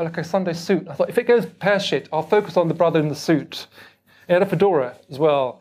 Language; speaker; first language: English; native; English